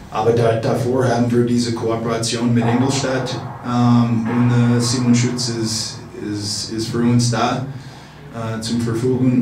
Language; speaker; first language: German; non-native, fluent; English